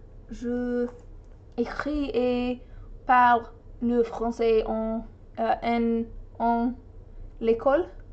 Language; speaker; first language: French; non-native, learner; English